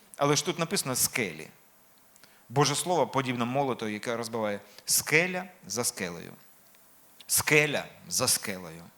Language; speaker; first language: Ukrainian; non-native, local second language; Russian